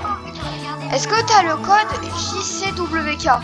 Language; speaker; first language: French; native; French